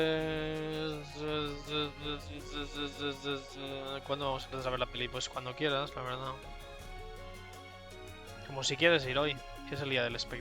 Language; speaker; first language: Spanish; native; Spanish